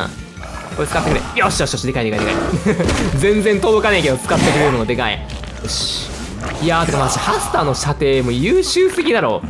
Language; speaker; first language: Japanese; native; Japanese